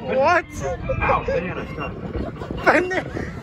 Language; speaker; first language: English; native; English